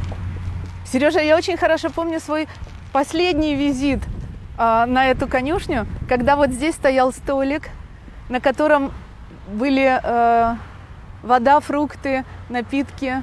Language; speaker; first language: Russian; native; Russian